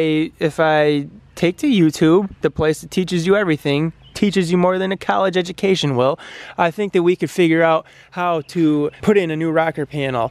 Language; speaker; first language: English; native; English